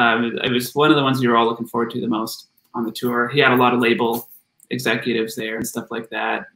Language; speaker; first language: English; native; English